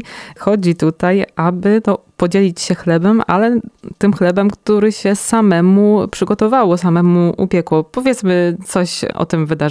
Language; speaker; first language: Polish; native; Polish